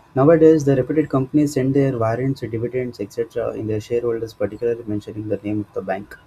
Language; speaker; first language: English; non-native, local second language; Kannada